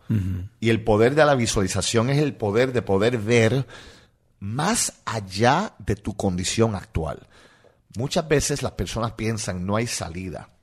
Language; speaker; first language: Spanish; non-native, local second language; English